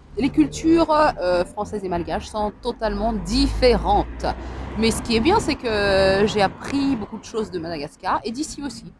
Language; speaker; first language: French; non-native, local second language; Malagasy